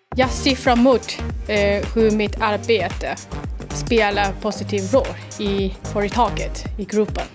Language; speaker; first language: Swedish; non-native, fluent; Chinese